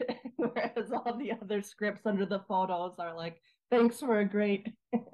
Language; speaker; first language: English; native; English